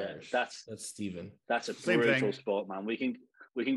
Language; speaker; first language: English; native; English